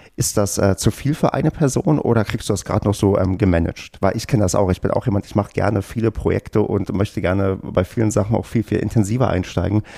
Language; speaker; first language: German; native; German